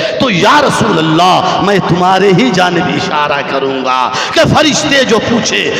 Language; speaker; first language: Urdu; non-native, local second language; Bangla